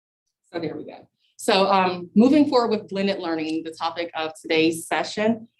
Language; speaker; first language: English; native; English